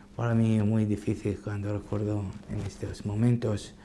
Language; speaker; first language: Spanish; non-native, learner; Arabic